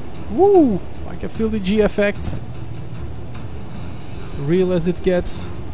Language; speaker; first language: English; non-native, fluent; Turkish